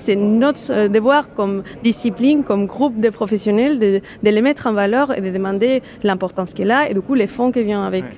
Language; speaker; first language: French; non-native, fluent; Spanish